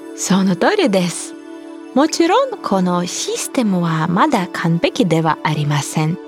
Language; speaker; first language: Japanese; non-native, fluent; Russian